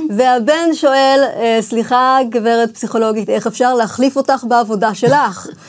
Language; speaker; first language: Hebrew; early bilingual, other home language; English